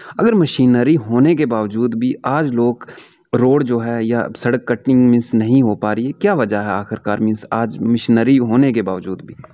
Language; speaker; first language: Hindi; non-native, local second language; Kashmiri